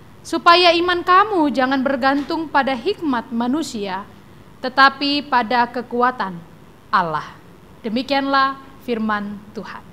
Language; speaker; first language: Indonesian; native; Indonesian